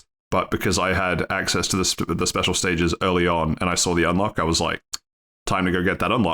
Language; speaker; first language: English; native; English